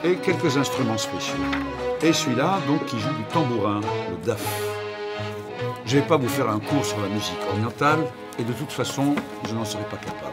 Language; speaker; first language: French; non-native, local second language; Arabic